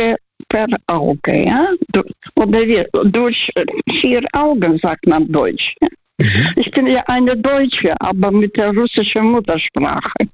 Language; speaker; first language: German; non-native, local second language; Russian